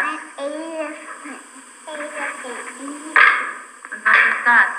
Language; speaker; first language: German; non-native, learner; English